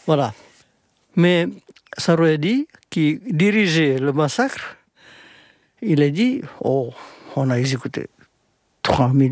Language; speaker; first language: French; non-native, fluent; Indonesian